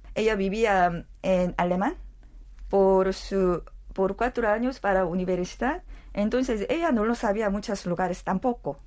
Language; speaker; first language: Spanish; non-native, learner; Korean